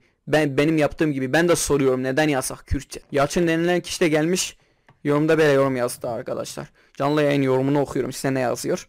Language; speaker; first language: Turkish; non-native, local second language; Kurdish